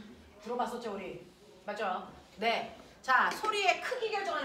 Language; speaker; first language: Korean; native; Korean